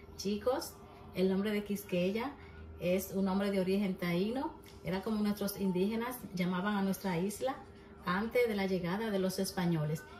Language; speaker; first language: Spanish; native; Spanish